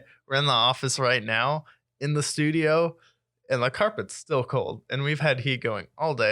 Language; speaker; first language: English; native; English